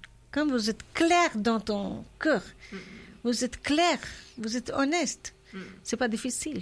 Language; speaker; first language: French; non-native, learner; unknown